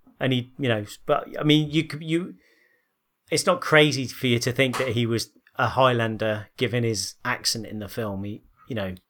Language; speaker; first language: English; native; English